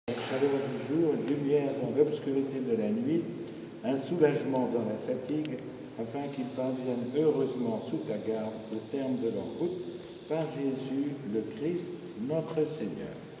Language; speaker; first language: French; native; French